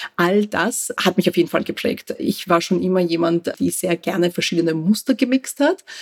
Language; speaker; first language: German; early bilingual, other home language; Russian